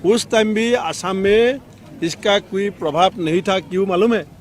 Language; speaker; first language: Hindi; non-native, local second language; Assamese